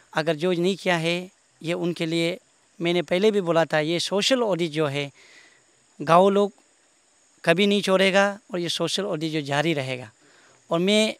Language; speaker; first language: Hindi; non-native, local second language; Nyishi